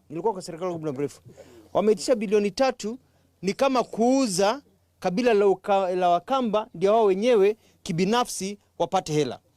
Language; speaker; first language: Swahili; non-native, local second language; Kamba